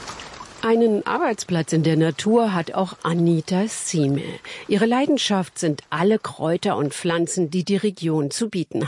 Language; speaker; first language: German; native; German